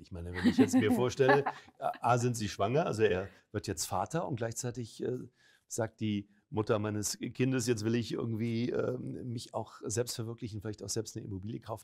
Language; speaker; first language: German; native; German